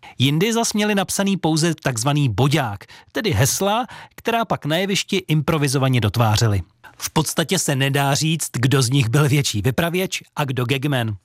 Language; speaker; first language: Czech; native; Czech